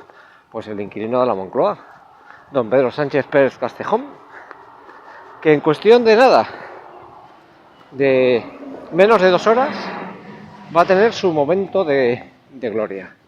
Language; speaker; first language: Spanish; native; Spanish